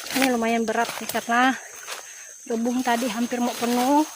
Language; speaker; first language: Indonesian; native; Indonesian